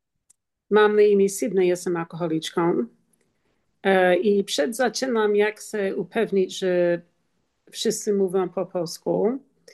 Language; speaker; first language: Polish; non-native, learner; English